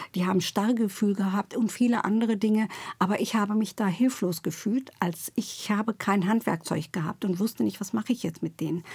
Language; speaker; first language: German; native; German